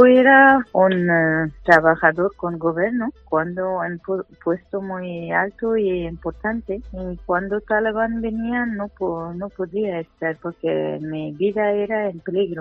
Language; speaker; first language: Spanish; non-native, learner; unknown